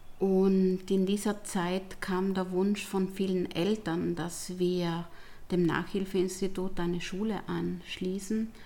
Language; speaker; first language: German; native; German